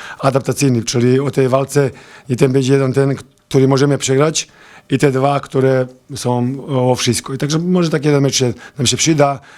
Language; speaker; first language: Polish; non-native, fluent; Serbian